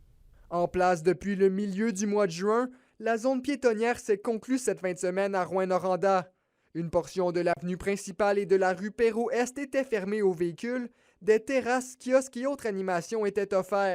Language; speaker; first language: French; native; French